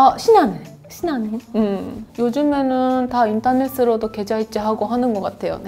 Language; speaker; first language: Korean; non-native, fluent; Japanese